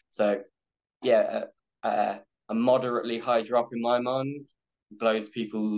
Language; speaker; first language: English; native; English